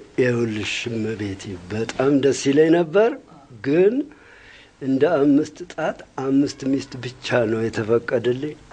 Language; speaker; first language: Amharic; non-native, local second language; Tigrinya